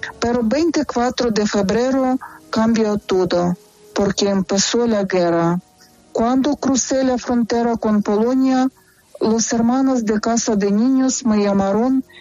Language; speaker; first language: Spanish; non-native, fluent; Ukrainian